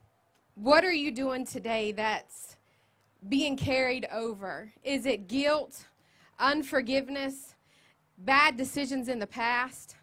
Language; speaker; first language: English; native; English